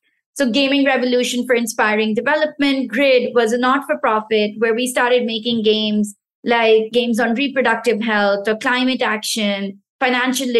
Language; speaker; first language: English; non-native, local second language; Pashto